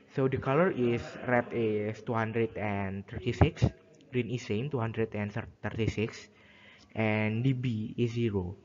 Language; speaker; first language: English; non-native, learner; Indonesian